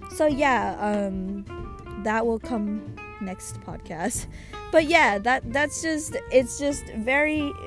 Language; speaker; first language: English; early bilingual, other home language; Japanese